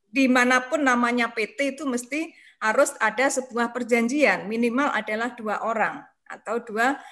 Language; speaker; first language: Indonesian; native; Indonesian